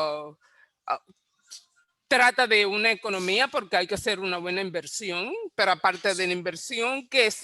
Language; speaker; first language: Spanish; non-native, fluent; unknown